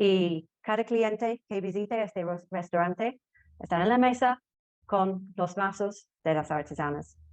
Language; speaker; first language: Spanish; non-native, fluent; English